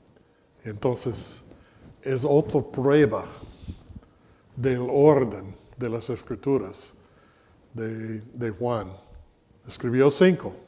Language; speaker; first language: Spanish; non-native, fluent; English